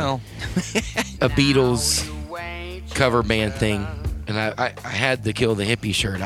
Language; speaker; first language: English; native; English